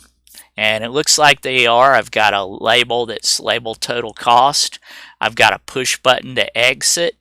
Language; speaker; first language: English; native; English